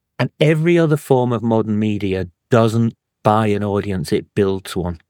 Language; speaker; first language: English; native; English